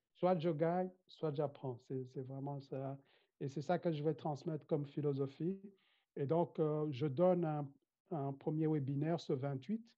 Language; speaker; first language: French; non-native, fluent; Kinyarwanda